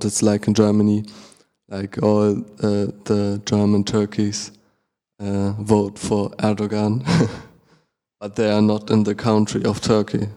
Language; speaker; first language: English; non-native, learner; German